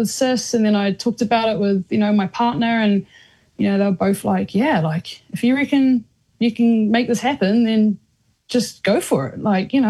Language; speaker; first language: English; native; English